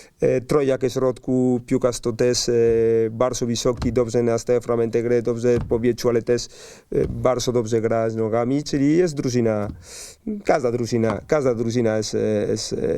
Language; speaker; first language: Polish; non-native, learner; Spanish